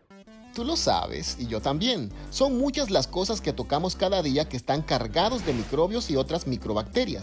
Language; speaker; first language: Spanish; native; Spanish